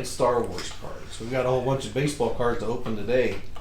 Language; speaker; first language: English; native; English